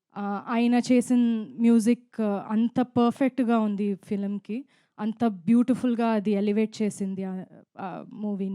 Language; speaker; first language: Telugu; non-native, fluent; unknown